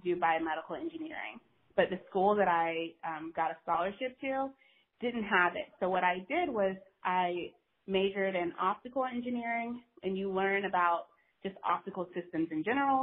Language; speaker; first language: English; native; English